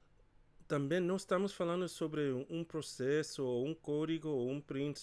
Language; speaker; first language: Portuguese; non-native, fluent; English